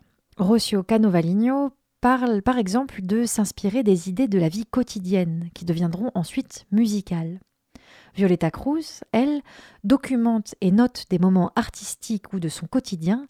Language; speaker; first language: French; native; French